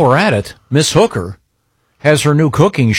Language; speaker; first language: English; native; English